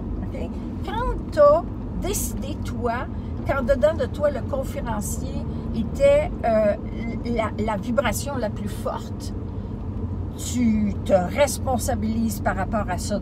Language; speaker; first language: French; native; French